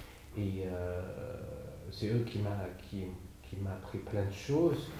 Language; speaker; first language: French; non-native, fluent; Chinese